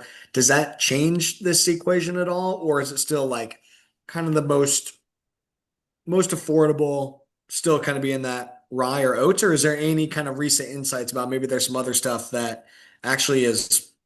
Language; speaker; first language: English; native; English